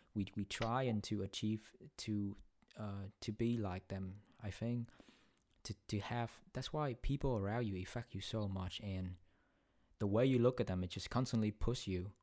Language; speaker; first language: English; non-native, fluent; Vietnamese